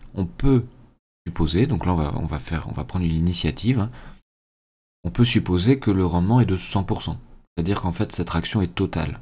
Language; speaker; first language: French; native; French